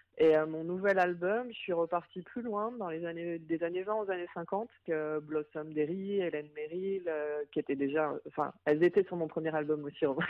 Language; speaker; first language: French; native; French